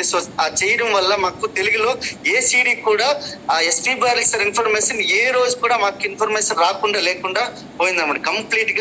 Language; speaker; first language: Telugu; native; Telugu